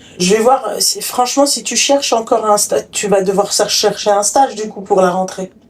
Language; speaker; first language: French; native; French